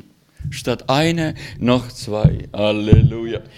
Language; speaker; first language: German; non-native, fluent; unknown